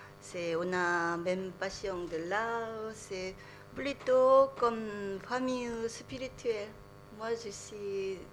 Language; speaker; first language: French; non-native, learner; Korean